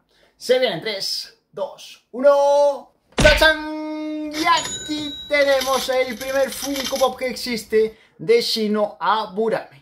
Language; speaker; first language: Spanish; native; Spanish